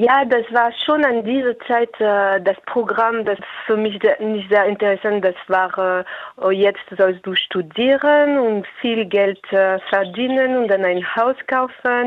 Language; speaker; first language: German; non-native, fluent; French